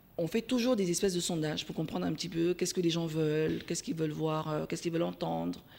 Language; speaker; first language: French; native; French